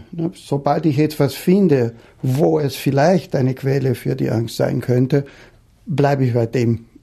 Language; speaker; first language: German; non-native, fluent; Portuguese